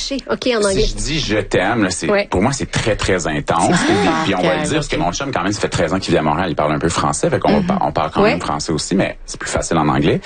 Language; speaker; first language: French; native; French